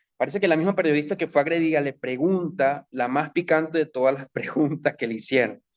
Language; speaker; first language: Spanish; native; Spanish